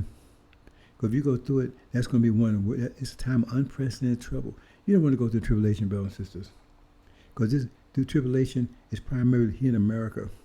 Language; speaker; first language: English; native; English